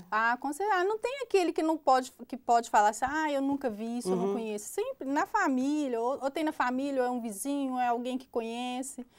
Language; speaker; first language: Portuguese; native; Portuguese